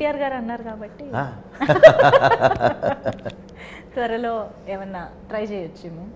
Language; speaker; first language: Telugu; native; Telugu